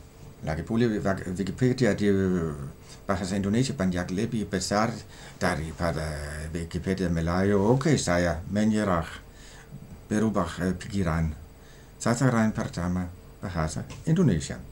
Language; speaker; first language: Indonesian; non-native, learner; Danish